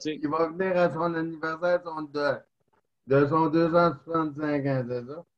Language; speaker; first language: French; native; French